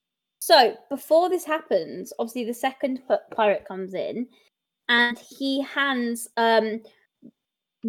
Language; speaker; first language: English; native; English